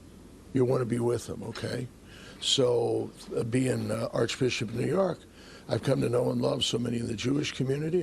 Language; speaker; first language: English; native; English